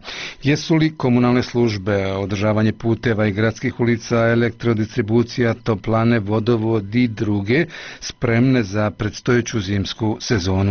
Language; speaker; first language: Croatian; native; Croatian